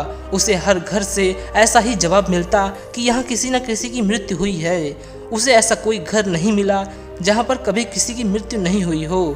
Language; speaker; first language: Hindi; native; Hindi